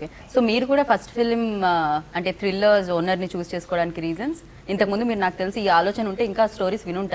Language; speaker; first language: Telugu; native; Telugu